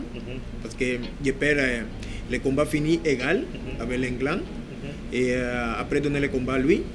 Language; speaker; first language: French; non-native, learner; Spanish